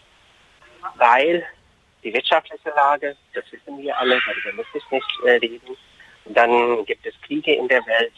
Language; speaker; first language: German; non-native, fluent; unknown